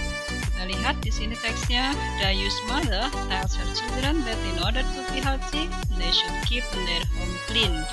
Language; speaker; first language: English; non-native, fluent; Indonesian